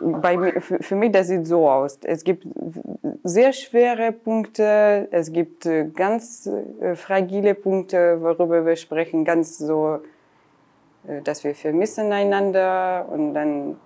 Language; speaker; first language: German; non-native, learner; Russian